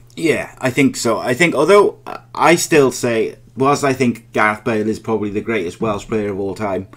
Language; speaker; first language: English; native; English